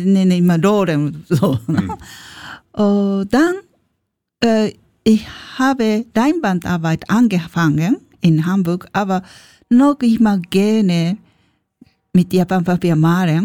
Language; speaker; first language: German; non-native, learner; Japanese